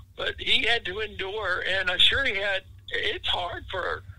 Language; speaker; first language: English; native; English